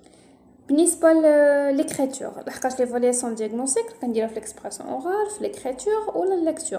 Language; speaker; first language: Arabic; native; Arabic